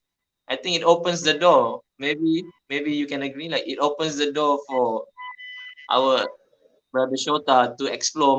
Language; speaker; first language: English; non-native, fluent; Malay